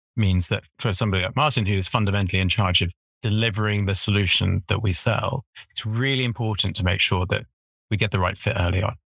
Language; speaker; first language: English; native; English